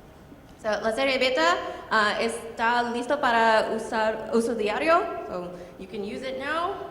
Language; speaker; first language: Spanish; non-native, learner; English